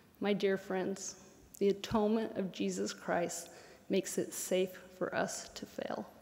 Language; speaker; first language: English; native; English